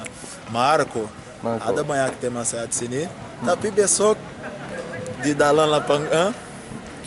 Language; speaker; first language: Indonesian; non-native, learner; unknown